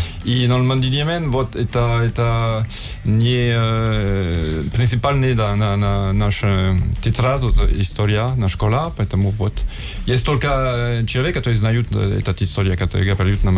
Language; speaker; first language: Russian; non-native, learner; French